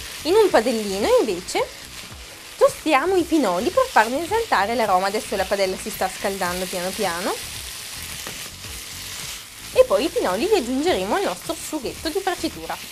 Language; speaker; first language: Italian; native; Italian